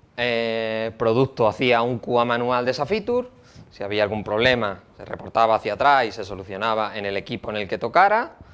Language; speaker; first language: Spanish; native; Spanish